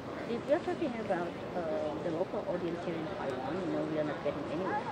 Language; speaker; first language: English; non-native, fluent; Chinese